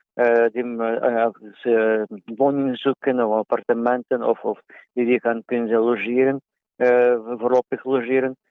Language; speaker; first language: Dutch; non-native, learner; Ukrainian